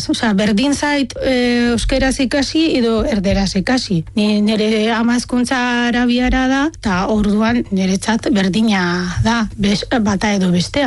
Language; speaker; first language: Basque; non-native, fluent; Arabic